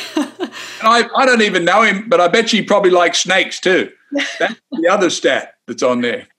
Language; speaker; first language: English; native; English